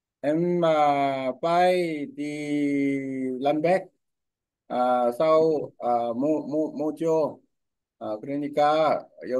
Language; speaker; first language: Vietnamese; non-native, learner; Korean